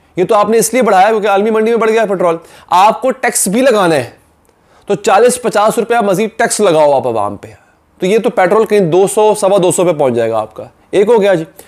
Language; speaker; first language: Urdu; native; Urdu